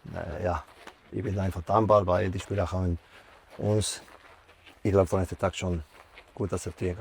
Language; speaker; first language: German; non-native, fluent; Spanish